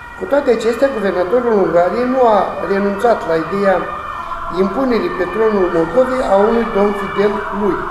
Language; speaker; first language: Romanian; native; Romanian